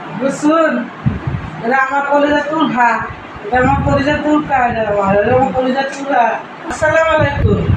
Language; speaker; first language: Bangla; non-native, local second language; Assamese